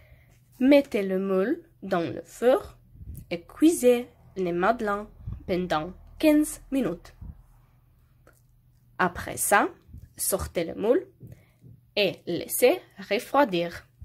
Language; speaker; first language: French; non-native, learner; Slovenian